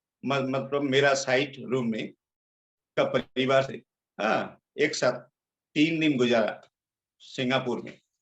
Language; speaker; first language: Hindi; non-native, local second language; Bangla